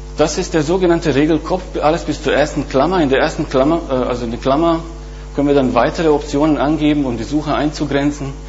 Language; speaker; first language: German; non-native, fluent; Bosnian